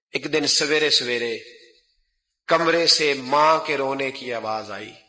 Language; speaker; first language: Urdu; non-native, local second language; Punjabi